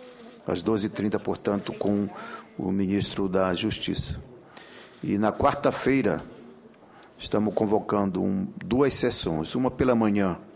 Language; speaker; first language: Portuguese; native; Portuguese